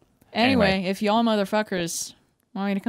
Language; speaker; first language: English; native; English